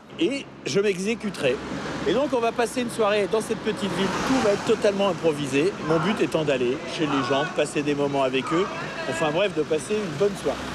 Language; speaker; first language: French; native; French